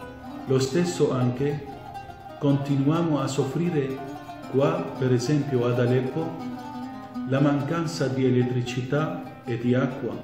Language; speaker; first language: Italian; non-native, fluent; Arabic